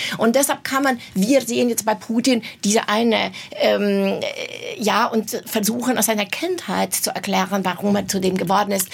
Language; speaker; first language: German; non-native, fluent; Romanian